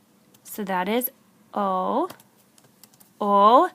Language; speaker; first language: English; native; English